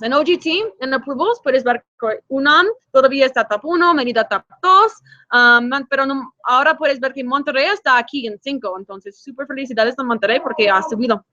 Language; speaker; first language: Spanish; non-native, fluent; English